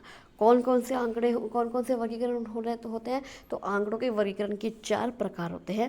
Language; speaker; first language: Hindi; native; Hindi